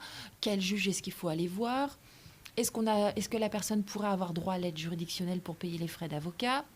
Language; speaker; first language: French; native; French